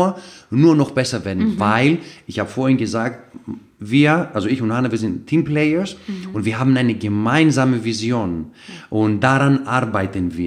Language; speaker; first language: German; non-native, fluent; Greek